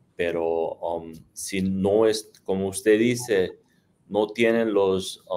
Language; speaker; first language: Spanish; native; Spanish